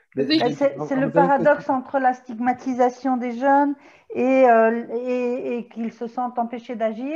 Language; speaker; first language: French; native; French